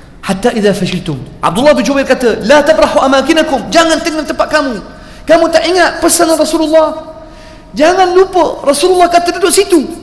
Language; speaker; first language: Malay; non-native, fluent; Arabic